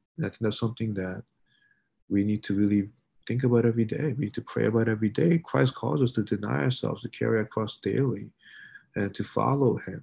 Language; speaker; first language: English; early bilingual, other home language; Korean